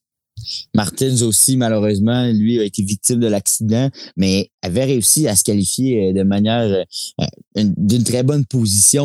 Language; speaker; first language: French; native; French